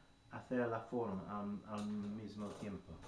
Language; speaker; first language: Spanish; non-native, learner; English